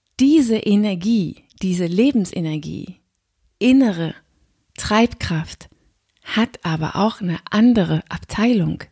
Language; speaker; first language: German; non-native, fluent; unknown